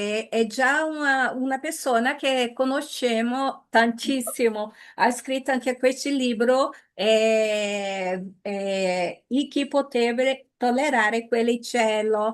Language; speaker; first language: Italian; early bilingual, heritage; Portuguese